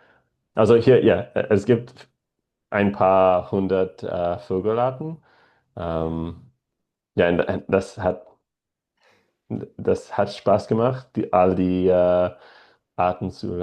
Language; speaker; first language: German; non-native, learner; English